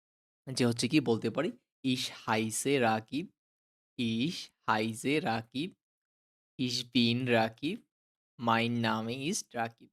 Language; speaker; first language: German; non-native, fluent; Bangla